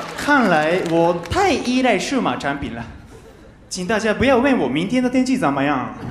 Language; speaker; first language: Chinese; non-native, fluent; Japanese